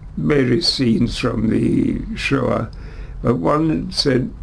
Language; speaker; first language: English; early bilingual, other home language; German